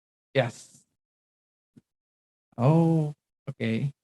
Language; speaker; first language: English; non-native, fluent; Indonesian